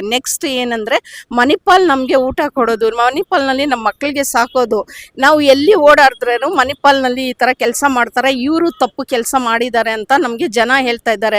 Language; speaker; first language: Kannada; non-native, local second language; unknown